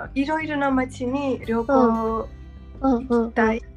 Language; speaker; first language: Japanese; non-native, learner; Georgian